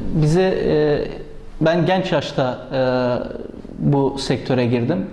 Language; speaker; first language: Turkish; native; Turkish